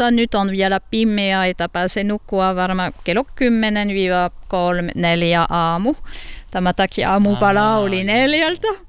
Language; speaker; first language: Finnish; non-native, learner; French